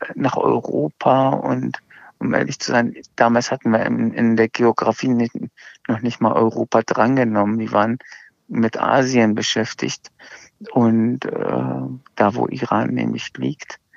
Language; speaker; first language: German; early bilingual, other home language; Azerbaijani